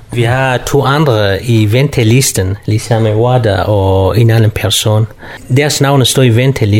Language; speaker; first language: Danish; non-native, learner; Kurdish